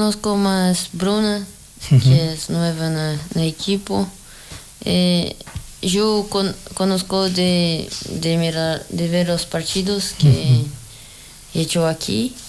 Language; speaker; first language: Spanish; non-native, learner; Portuguese